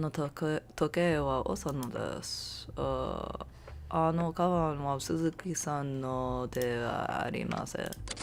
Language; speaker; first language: Japanese; non-native, learner; English